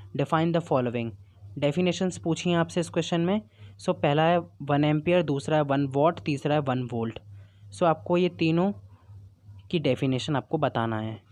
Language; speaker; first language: Hindi; native; Hindi